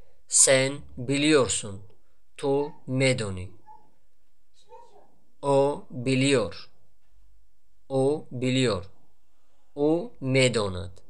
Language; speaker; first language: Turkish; non-native, fluent; Tajik